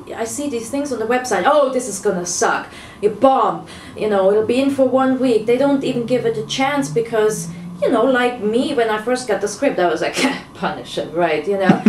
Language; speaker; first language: English; non-native, fluent; German